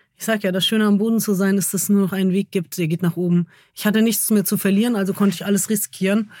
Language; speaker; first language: German; early bilingual, other home language; Kurdish